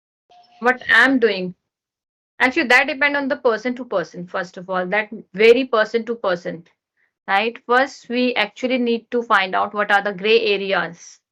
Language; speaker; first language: English; non-native, learner; Hindi